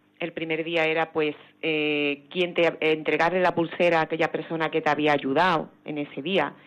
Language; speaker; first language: Spanish; native; Spanish